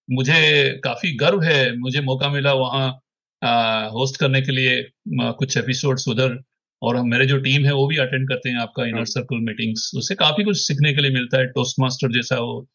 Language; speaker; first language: Hindi; non-native, local second language; Odia